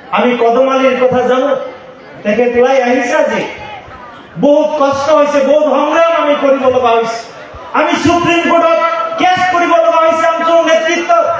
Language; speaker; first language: Assamese; non-native, local second language; Bangla